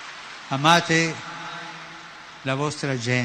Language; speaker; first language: Italian; early bilingual, heritage; Spanish